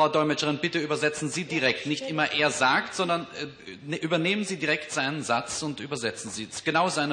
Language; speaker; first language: German; native; German